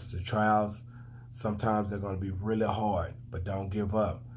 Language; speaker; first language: English; native; English